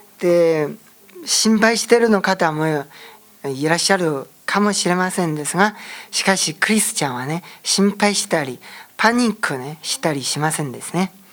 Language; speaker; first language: Japanese; non-native, fluent; Chinese